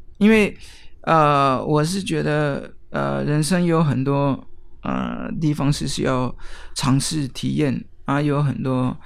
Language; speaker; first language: Chinese; non-native, fluent; French